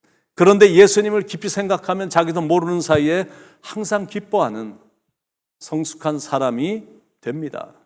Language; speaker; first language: Korean; native; Korean